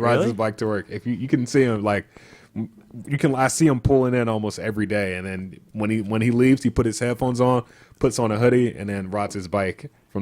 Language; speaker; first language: English; native; English